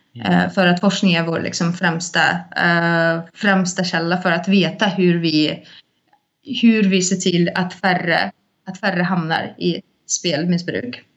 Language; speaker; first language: Swedish; non-native, fluent; Russian